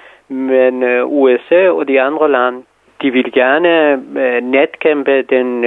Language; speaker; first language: Danish; non-native, fluent; Persian